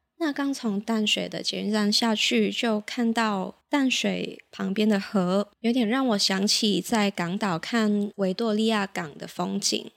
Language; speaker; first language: Chinese; non-native, local second language; Cantonese